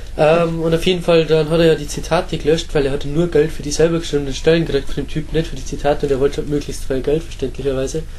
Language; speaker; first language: German; native; German